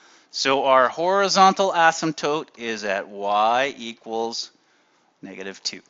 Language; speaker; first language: English; native; English